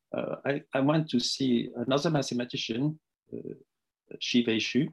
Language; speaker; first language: English; non-native, fluent; French